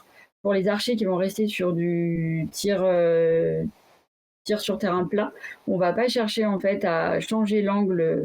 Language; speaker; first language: French; native; French